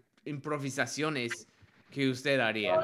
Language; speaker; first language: Spanish; non-native, learner; English